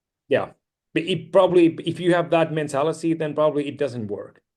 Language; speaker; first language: English; non-native, fluent; Finnish